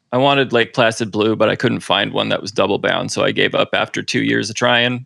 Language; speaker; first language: English; native; English